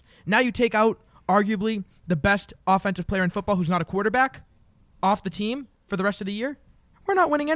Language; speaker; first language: English; native; English